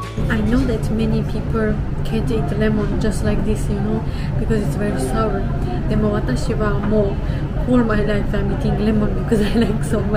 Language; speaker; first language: English; non-native, fluent; Georgian